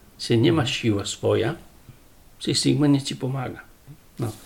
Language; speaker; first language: Polish; non-native, learner; Italian